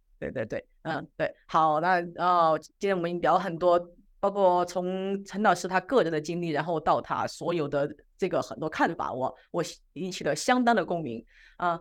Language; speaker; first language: Chinese; native; Chinese